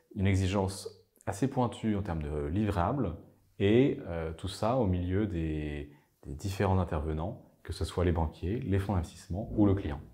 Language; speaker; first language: French; native; French